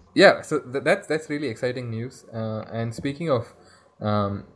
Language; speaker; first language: English; non-native, local second language; Hindi